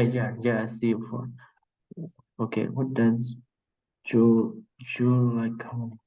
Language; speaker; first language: English; non-native, learner; Vietnamese